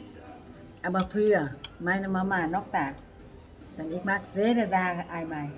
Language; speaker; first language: German; non-native, learner; Vietnamese